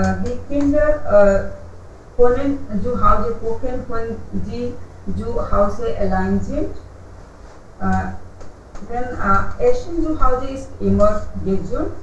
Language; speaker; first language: German; non-native, learner; Hindi